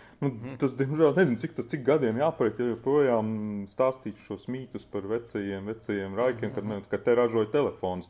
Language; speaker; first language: Latvian; native; Latvian